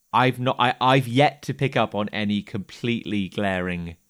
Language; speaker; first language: English; native; English